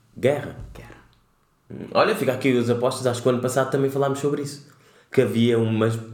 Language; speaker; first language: Portuguese; native; Portuguese